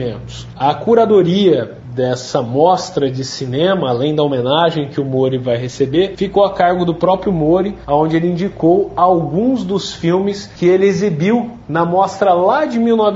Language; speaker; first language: Portuguese; native; Portuguese